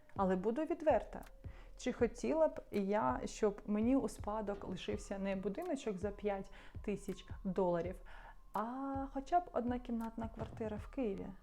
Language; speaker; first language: Ukrainian; non-native, local second language; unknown